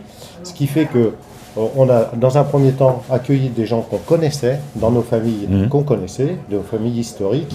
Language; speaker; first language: French; native; French